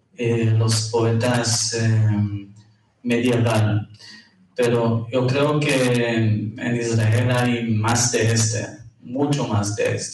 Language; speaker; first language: Spanish; non-native, fluent; Hebrew